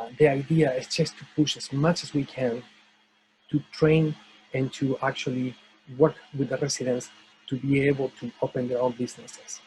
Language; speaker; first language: English; non-native, fluent; Spanish